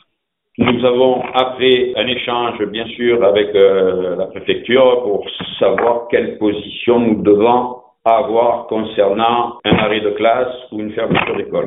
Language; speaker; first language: French; native; French